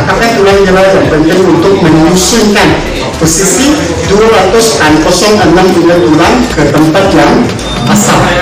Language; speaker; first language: Malay; non-native, local second language; Chinese